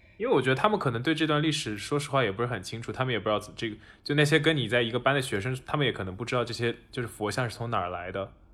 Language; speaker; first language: Chinese; native; Chinese